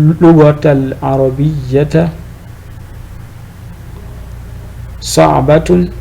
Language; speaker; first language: Arabic; non-native, fluent; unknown